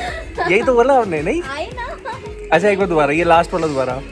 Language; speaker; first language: Hindi; native; Hindi